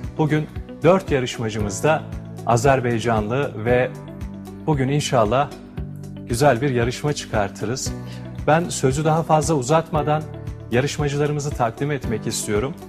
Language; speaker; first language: Turkish; native; Turkish